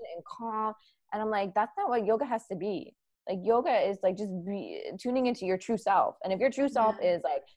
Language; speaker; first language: English; native; English